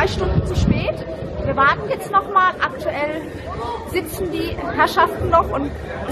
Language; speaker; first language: German; native; German